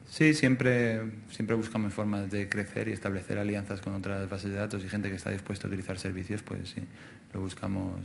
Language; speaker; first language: Spanish; native; Spanish